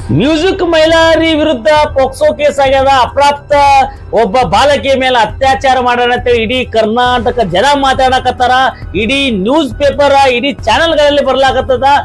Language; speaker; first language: Kannada; native; Kannada